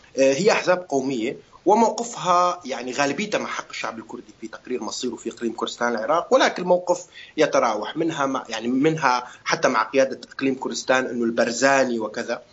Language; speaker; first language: Arabic; non-native, local second language; Kurdish